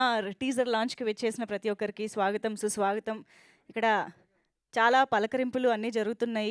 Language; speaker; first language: Telugu; native; Telugu